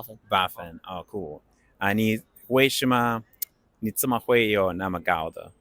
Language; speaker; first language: Chinese; non-native, learner; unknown